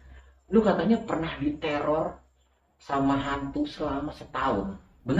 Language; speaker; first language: Indonesian; native; Indonesian